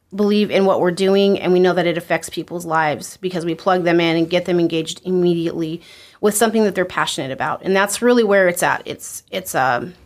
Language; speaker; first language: English; native; English